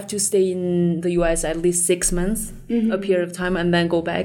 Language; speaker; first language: English; non-native, fluent; Chinese